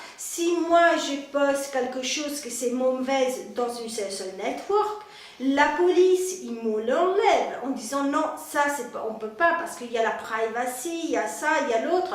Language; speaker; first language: French; non-native, fluent; Spanish